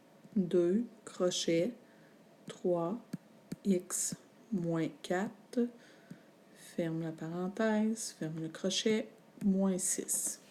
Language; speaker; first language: French; native; French